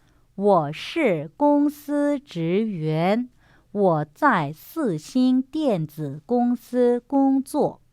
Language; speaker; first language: Chinese; non-native, fluent; Korean